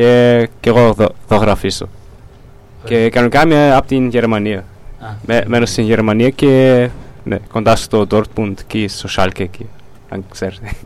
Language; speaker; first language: Greek; early bilingual, heritage; Greek